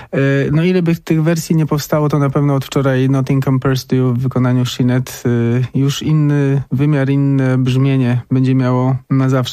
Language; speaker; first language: Polish; native; Polish